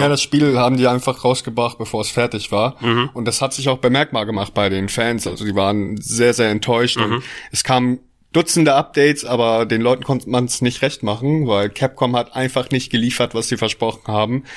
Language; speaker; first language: German; native; German